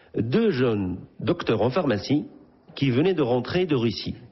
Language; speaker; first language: French; non-native, local second language; Arabic